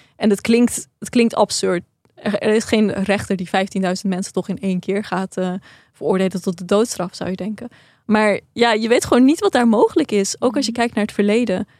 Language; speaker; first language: Dutch; early bilingual, other home language; Persian